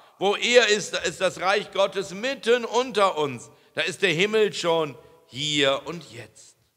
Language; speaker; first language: German; native; German